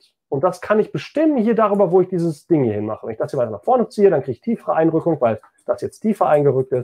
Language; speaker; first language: German; native; German